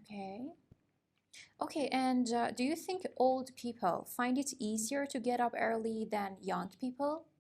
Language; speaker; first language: English; non-native, fluent; Persian